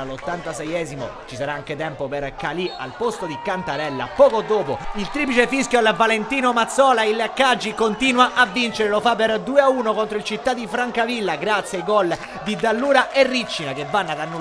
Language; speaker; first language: Italian; native; Italian